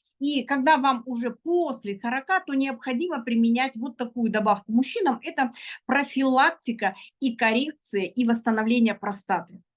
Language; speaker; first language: Russian; native; Russian